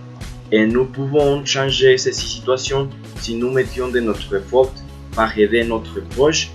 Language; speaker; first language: French; non-native, learner; Spanish